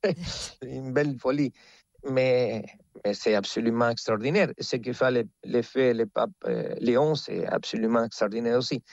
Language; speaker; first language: French; non-native, fluent; Spanish